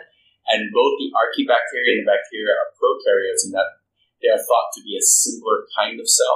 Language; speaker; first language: English; non-native, local second language; Filipino